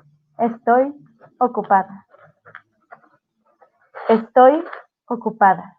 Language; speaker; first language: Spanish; non-native, fluent; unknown